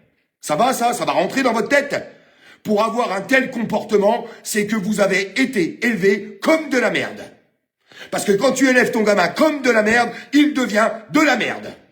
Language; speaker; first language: French; native; French